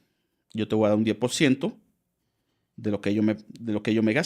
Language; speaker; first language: Spanish; native; Spanish